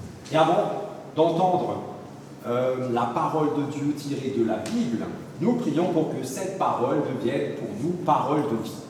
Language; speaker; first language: French; native; French